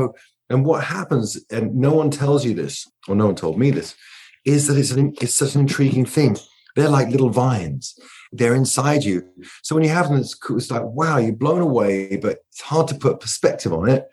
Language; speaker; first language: English; native; English